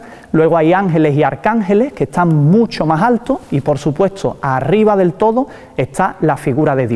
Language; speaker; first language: Spanish; native; Spanish